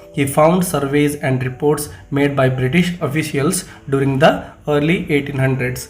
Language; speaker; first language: English; non-native, local second language; Kannada